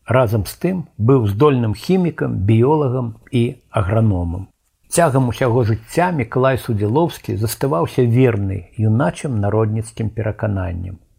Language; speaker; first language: Belarusian; native; Belarusian